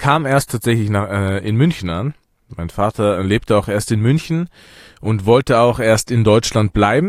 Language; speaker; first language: German; early bilingual, other home language; Persian